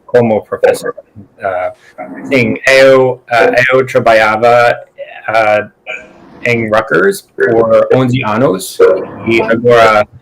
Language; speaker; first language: Portuguese; non-native, learner; English